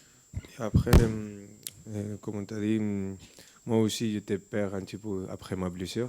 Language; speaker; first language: French; non-native, fluent; Spanish